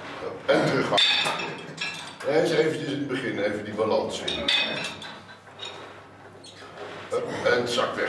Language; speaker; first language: Dutch; native; Dutch